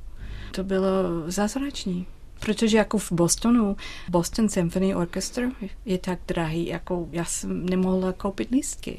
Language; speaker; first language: Czech; non-native, fluent; English